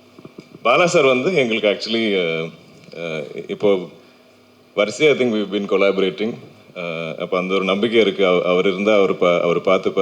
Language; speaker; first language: Tamil; non-native, local second language; Malayalam